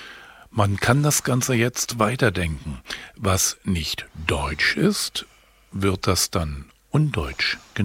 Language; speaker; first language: German; native; German